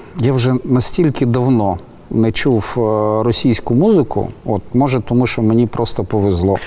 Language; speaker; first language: Ukrainian; non-native, local second language; Russian